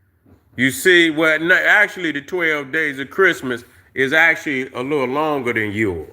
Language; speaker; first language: English; native; English